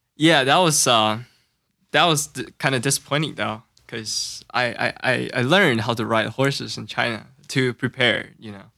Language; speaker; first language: English; non-native, learner; Chinese